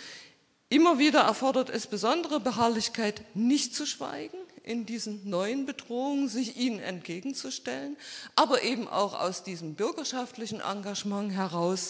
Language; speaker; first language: German; native; German